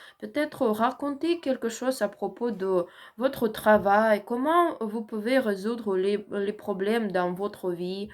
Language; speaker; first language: French; non-native, learner; Ukrainian